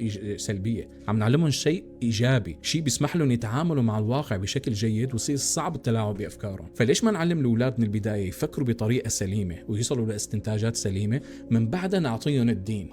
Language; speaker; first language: Arabic; native; Arabic